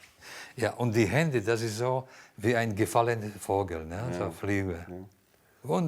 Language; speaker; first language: German; non-native, fluent; Slovak